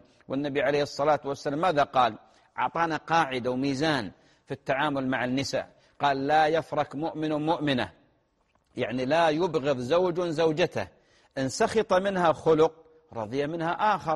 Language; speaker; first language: Arabic; native; Arabic